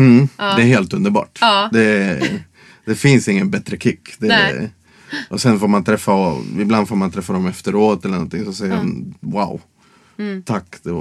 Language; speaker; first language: Swedish; non-native, fluent; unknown